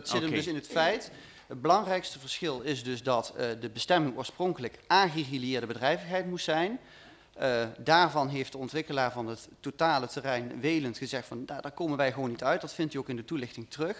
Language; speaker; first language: Dutch; native; Dutch